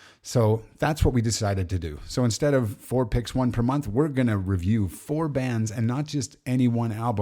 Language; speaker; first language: English; native; English